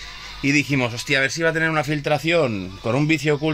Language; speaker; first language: Spanish; native; Spanish